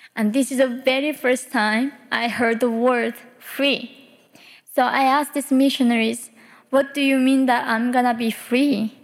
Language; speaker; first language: English; early bilingual, other home language; Korean